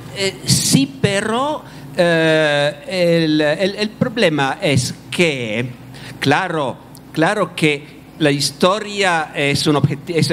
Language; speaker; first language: Spanish; non-native, fluent; Italian